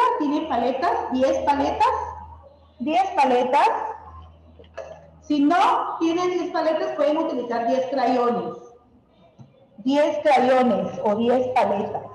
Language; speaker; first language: Spanish; native; Spanish